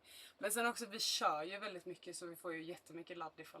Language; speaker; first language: Swedish; native; Swedish